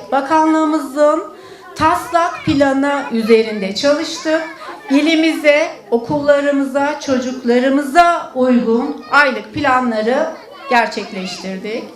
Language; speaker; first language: Turkish; native; Turkish